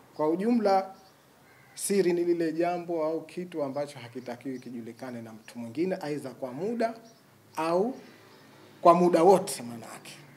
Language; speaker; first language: Swahili; native; Swahili